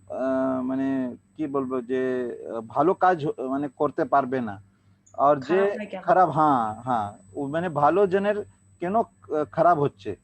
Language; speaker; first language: Bangla; non-native, learner; Hindi